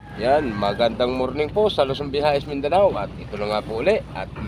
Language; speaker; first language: Filipino; non-native, local second language; Bikol